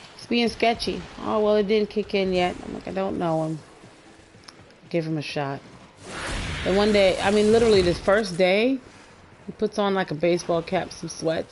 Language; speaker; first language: English; native; English